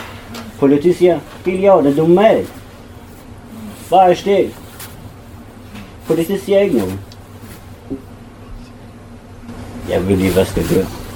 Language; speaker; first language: Danish; non-native, learner; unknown